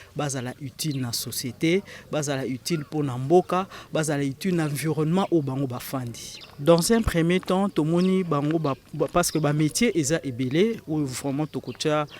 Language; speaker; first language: Lingala; native; Lingala